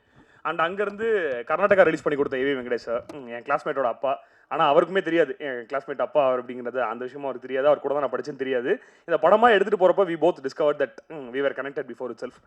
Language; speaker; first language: Tamil; native; Tamil